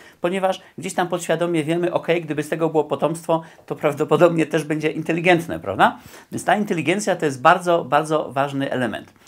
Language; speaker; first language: Polish; native; Polish